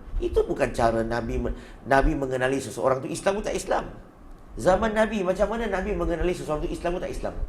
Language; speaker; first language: Malay; non-native, local second language; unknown